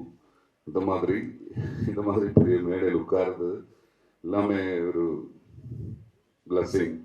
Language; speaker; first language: Tamil; non-native, learner; Malayalam